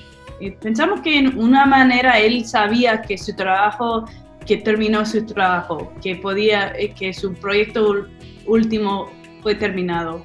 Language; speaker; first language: Spanish; non-native, fluent; English